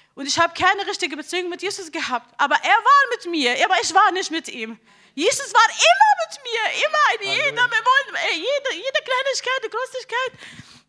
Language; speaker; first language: German; non-native, learner; Arabic